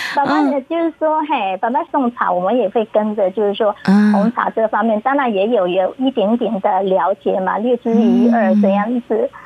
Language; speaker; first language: Chinese; native; Chinese